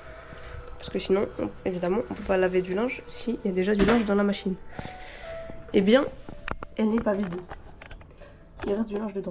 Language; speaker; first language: French; native; French